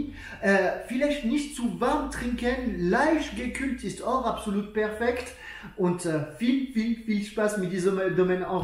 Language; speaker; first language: German; non-native, learner; French